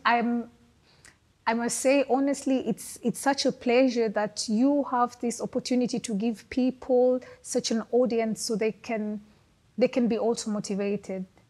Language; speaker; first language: English; non-native, local second language; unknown